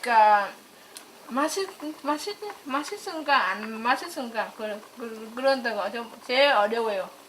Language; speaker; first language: Korean; non-native, learner; Vietnamese